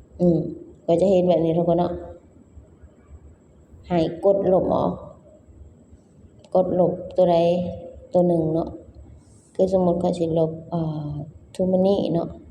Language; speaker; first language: Thai; non-native, local second language; Lao